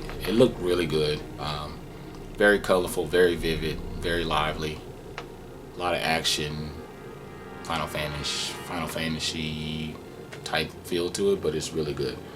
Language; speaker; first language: English; native; English